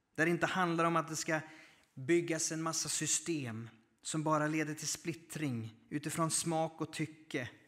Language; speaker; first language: Swedish; native; Swedish